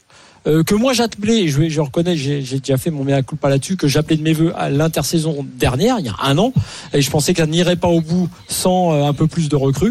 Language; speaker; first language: French; native; French